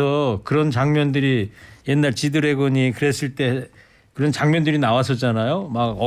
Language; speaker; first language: Korean; native; Korean